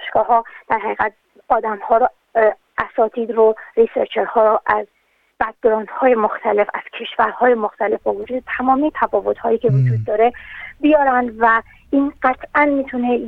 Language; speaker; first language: Persian; native; Persian